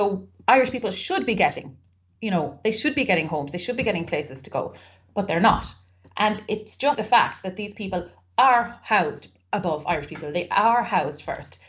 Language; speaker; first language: English; native; English